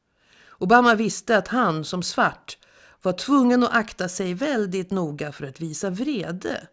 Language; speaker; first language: Swedish; native; Swedish